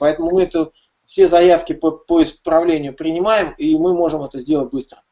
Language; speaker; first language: Russian; native; Russian